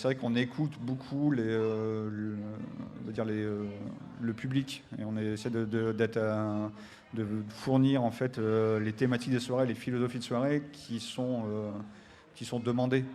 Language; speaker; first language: French; native; French